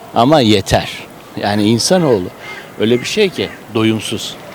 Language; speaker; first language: Turkish; native; Turkish